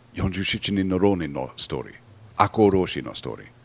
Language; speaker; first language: Japanese; non-native, fluent; English